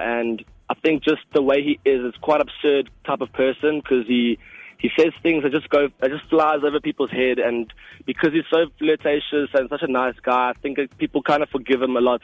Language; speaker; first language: English; non-native, local second language; Afrikaans